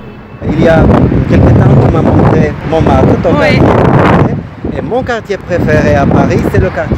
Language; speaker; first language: French; non-native, fluent; Russian